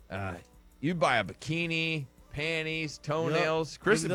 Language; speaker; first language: English; native; English